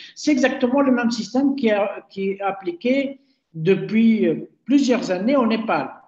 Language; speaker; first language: French; non-native, local second language; Arabic